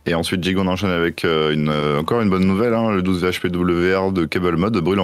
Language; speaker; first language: French; native; French